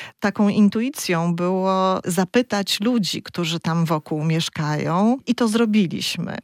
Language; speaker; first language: Polish; native; Polish